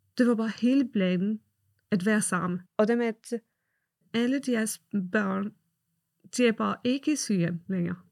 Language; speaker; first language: Danish; non-native, fluent; Arabic